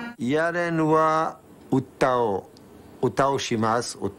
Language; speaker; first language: Japanese; non-native, learner; Hebrew